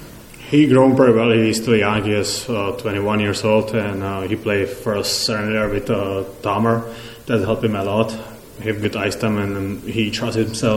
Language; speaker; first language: English; non-native, learner; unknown